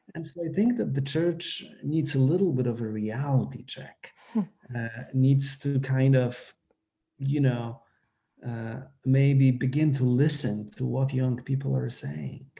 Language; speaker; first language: English; non-native, fluent; Polish